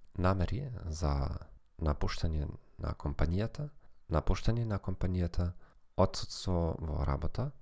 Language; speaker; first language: Macedonian; non-native, learner; German